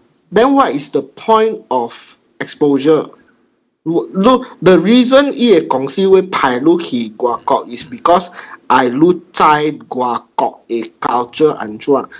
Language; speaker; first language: English; non-native, local second language; Min Nan Chinese